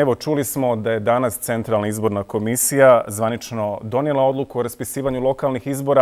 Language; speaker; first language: Serbian; native; Serbian